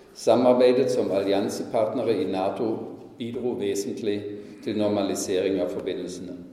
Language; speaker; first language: Norwegian; non-native, fluent; German